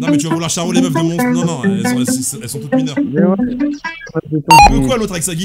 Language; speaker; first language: French; native; French